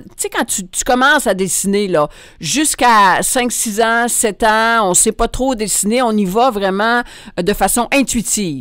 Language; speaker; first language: French; native; French